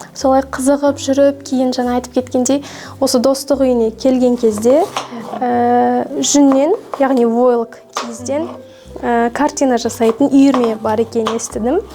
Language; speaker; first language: Kazakh; native; Kazakh